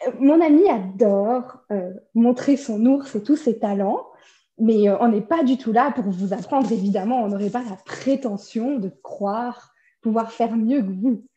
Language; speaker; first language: French; native; French